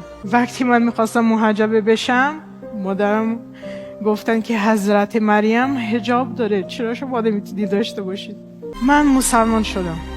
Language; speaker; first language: Persian; non-native, fluent; Portuguese